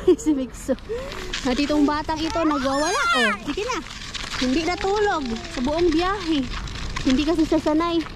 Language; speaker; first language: Filipino; non-native, local second language; Cebuano